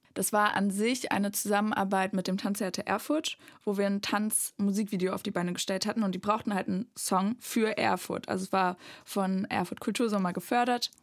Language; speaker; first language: German; native; German